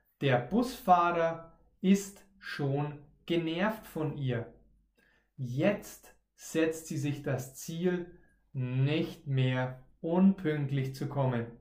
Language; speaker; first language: German; native; German